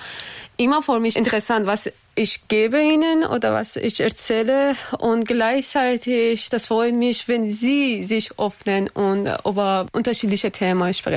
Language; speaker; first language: German; non-native, learner; Persian